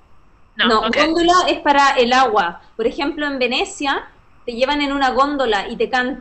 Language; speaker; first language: Spanish; native; Spanish